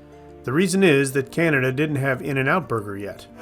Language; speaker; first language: English; native; English